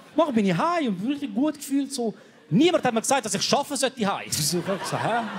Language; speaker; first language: German; early bilingual, other home language; Croatian